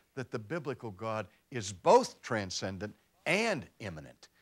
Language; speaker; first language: English; native; English